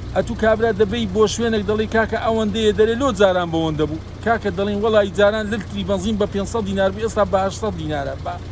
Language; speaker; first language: Central Kurdish; native; Central Kurdish